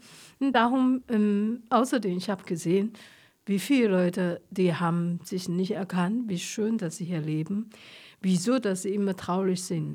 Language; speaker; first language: German; non-native, fluent; Chinese